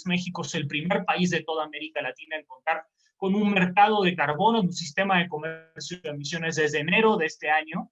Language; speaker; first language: Spanish; native; Spanish